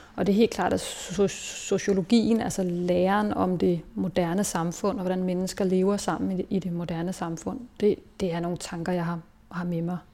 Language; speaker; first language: Danish; native; Danish